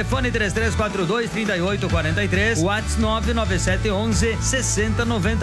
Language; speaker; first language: Portuguese; native; Portuguese